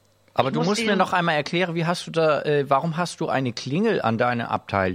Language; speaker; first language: German; native; German